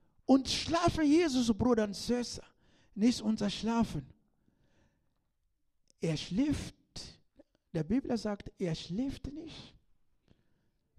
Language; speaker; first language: German; non-native, learner; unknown